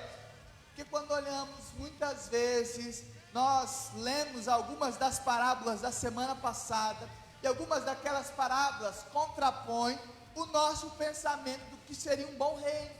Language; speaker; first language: Portuguese; native; Portuguese